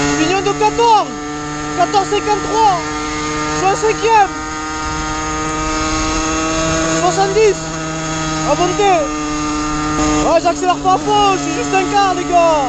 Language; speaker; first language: French; native; French